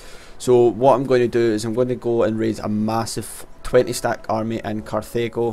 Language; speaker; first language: English; native; English